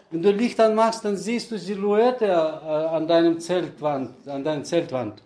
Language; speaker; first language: German; early bilingual, heritage; German